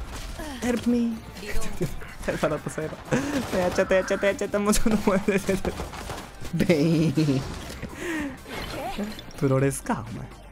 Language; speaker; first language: Japanese; native; Japanese